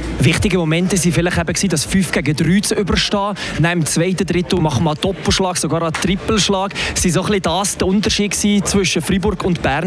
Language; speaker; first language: German; native; German